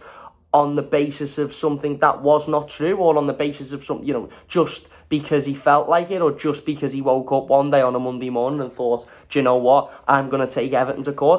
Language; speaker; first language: English; native; English